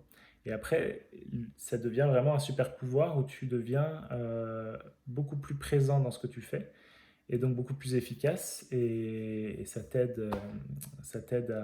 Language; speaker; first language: French; native; French